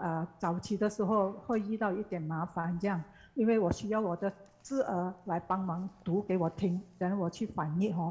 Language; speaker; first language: Chinese; non-native, learner; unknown